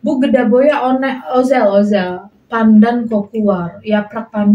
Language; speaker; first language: Turkish; non-native, learner; Indonesian